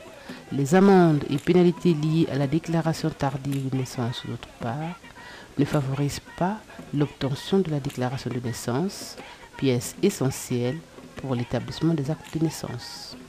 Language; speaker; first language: French; non-native, local second language; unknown